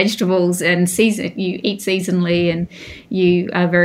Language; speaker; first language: English; native; English